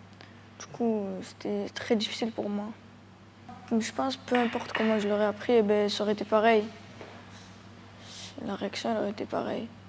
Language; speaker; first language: French; early bilingual, other home language; Georgian